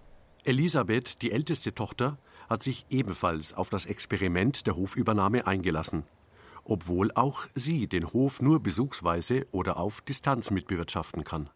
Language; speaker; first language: German; native; German